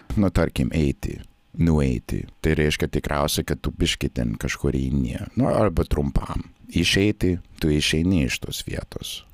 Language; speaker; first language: Lithuanian; non-native, fluent; English